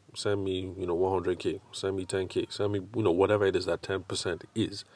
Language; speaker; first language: English; non-native, local second language; Yoruba